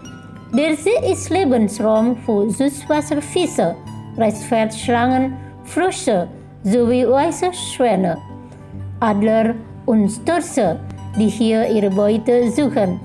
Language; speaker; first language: German; non-native, fluent; Indonesian